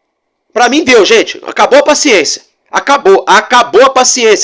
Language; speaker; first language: Portuguese; native; Portuguese